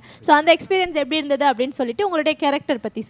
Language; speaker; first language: Tamil; native; Tamil